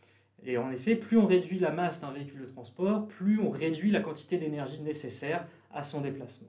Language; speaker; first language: French; native; French